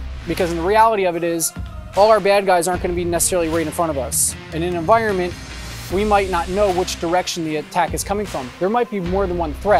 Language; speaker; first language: English; native; English